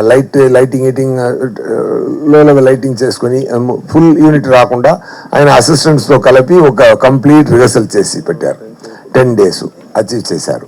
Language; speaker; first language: Telugu; non-native, fluent; Tamil